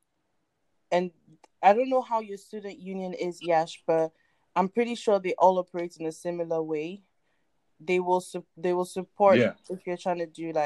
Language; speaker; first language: English; non-native, local second language; French